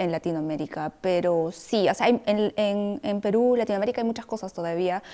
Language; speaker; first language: Spanish; native; Spanish